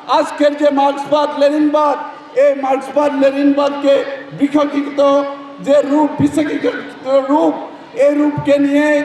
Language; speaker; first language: Bangla; non-native, learner; Assamese